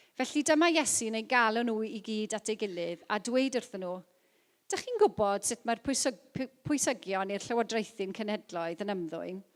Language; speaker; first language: Welsh; non-native, local second language; English